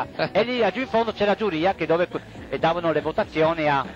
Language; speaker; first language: Italian; native; Italian